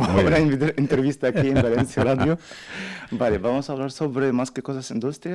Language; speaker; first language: Spanish; non-native, learner; Arabic